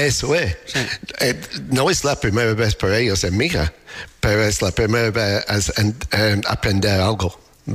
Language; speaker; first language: Spanish; non-native, learner; English